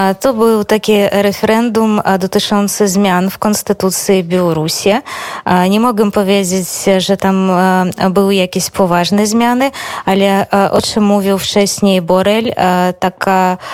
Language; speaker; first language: Polish; non-native, fluent; Belarusian